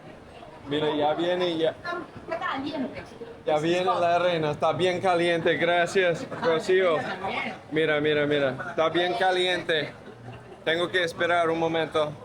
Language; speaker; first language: Spanish; non-native, learner; English